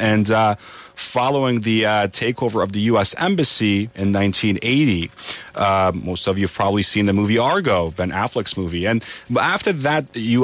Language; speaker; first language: English; non-native, fluent; Persian